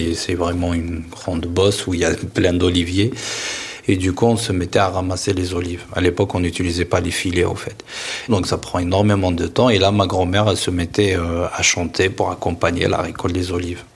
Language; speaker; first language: French; non-native, local second language; Kabyle